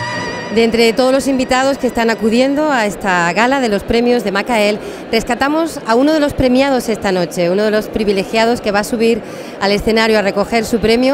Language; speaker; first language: Spanish; native; Spanish